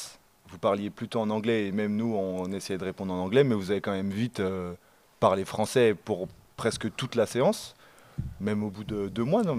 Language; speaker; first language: French; native; French